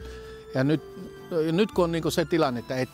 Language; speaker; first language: Finnish; native; Finnish